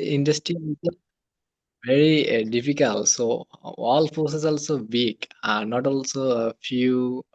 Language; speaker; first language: English; non-native, learner; Bangla